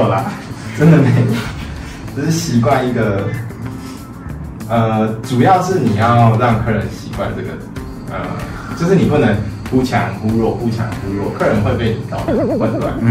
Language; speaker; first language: Chinese; native; Chinese